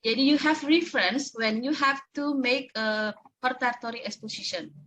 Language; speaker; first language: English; non-native, local second language; Indonesian